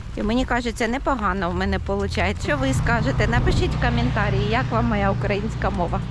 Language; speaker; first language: Ukrainian; non-native, local second language; Russian